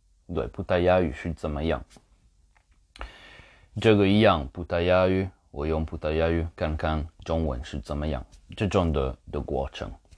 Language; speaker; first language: Chinese; non-native, learner; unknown